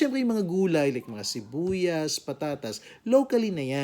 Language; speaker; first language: Filipino; native; Filipino